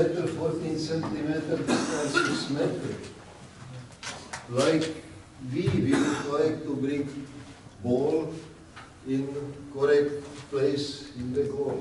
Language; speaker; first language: English; non-native, learner; Czech